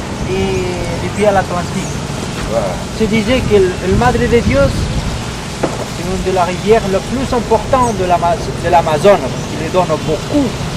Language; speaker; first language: French; non-native, fluent; Spanish